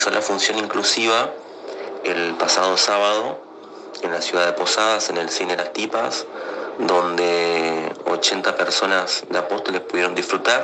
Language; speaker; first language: Spanish; native; Spanish